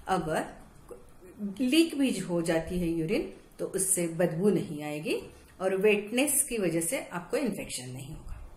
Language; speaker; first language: Hindi; non-native, local second language; Marathi